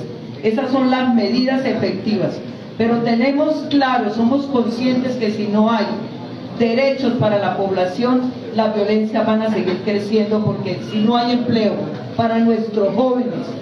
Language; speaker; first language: Spanish; native; Spanish